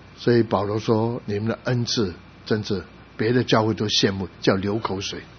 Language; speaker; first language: Chinese; non-native, local second language; Cantonese